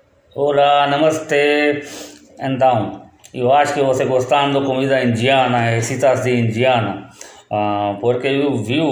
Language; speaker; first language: Portuguese; non-native, learner; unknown